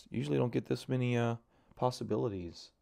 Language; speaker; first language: English; native; English